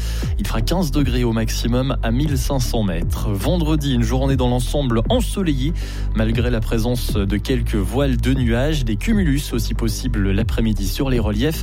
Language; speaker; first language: French; native; French